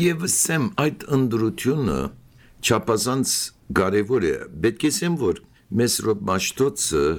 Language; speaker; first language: Armenian; early bilingual, heritage; Armenian